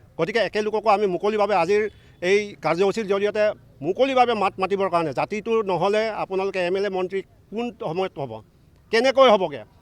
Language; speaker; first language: Assamese; non-native, local second language; Mising